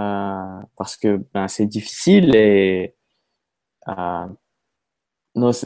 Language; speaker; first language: French; non-native, fluent; Russian